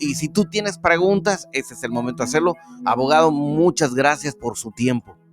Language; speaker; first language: Spanish; native; Spanish